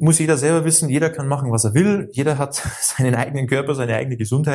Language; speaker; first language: German; native; German